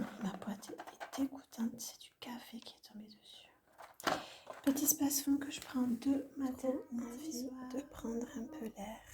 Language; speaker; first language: French; native; French